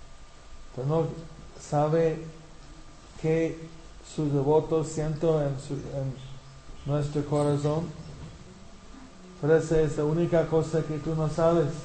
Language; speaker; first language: Spanish; non-native, fluent; English